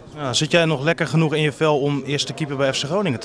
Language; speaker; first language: Dutch; native; Dutch